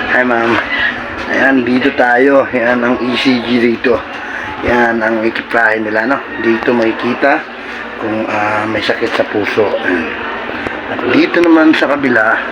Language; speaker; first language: Filipino; non-native, local second language; Bikol